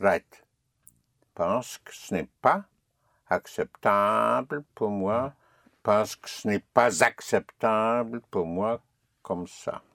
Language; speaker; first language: French; non-native, fluent; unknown